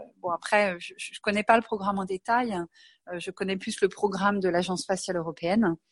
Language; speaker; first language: French; native; French